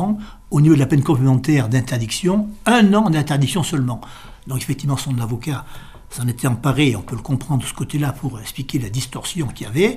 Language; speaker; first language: French; native; French